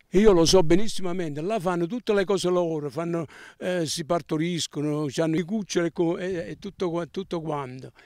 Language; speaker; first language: Italian; native; Italian